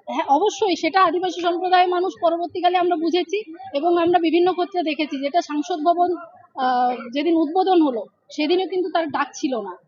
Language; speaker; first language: Bangla; non-native, local second language; Santali